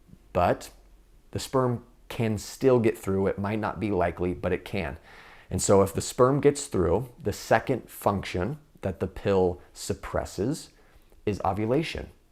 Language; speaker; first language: English; native; English